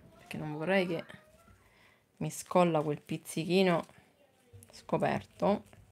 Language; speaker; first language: Italian; native; Italian